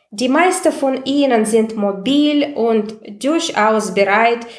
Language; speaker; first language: German; non-native, fluent; Russian